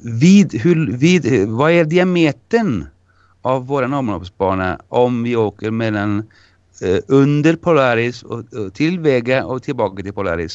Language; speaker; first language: Swedish; non-native, fluent; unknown